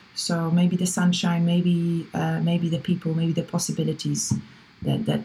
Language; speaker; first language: English; non-native, fluent; Polish